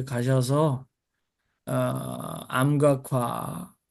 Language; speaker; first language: Korean; native; Korean